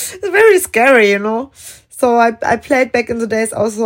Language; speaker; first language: English; non-native, fluent; German